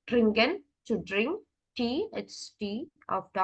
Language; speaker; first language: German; non-native, fluent; Malayalam